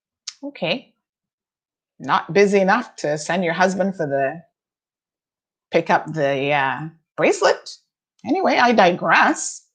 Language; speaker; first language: English; native; English